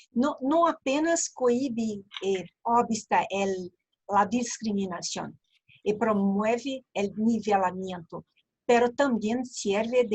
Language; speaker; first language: Spanish; non-native, learner; Portuguese